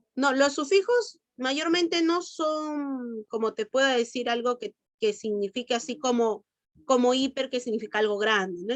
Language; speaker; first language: Spanish; native; Spanish